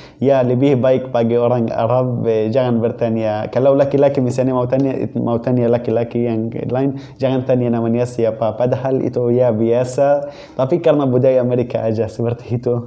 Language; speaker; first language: Indonesian; non-native, fluent; Arabic